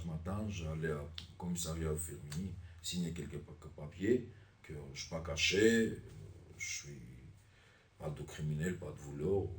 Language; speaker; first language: French; non-native, learner; Armenian